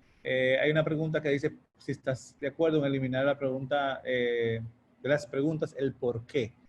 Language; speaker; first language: Spanish; native; Spanish